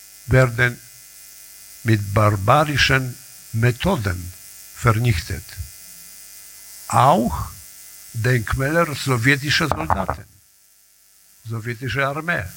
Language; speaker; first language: German; non-native, learner; Polish